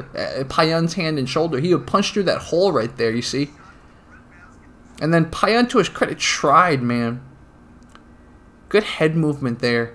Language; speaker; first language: English; native; English